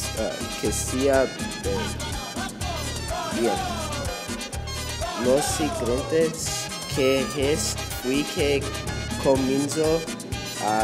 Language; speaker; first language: Spanish; non-native, learner; English